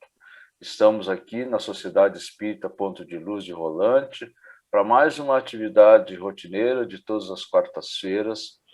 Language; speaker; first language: Portuguese; native; Portuguese